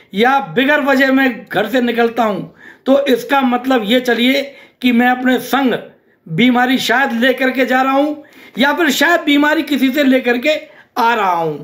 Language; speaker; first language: Hindi; native; Hindi